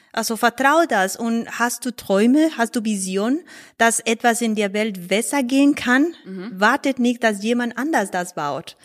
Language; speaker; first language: German; non-native, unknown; Spanish